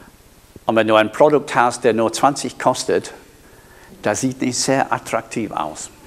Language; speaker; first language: German; non-native, fluent; English